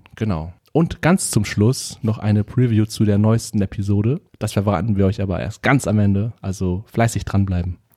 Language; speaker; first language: German; native; German